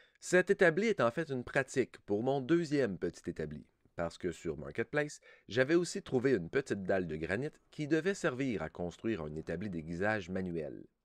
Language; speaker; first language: French; native; French